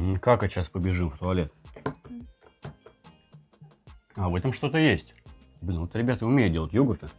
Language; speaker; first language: Russian; native; Russian